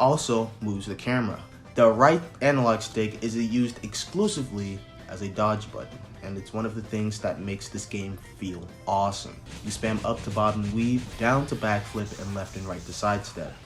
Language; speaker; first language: English; native; English